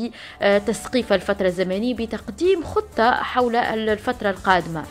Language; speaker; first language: Arabic; native; Arabic